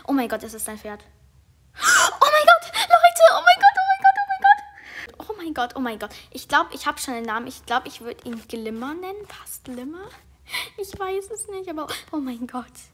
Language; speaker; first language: German; native; German